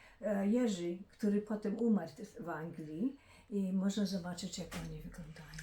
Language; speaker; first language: Polish; early bilingual, heritage; Polish